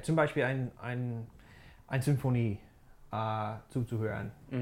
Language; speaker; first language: German; non-native, fluent; English